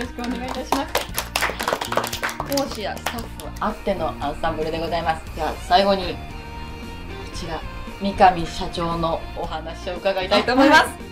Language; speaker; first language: Japanese; native; Japanese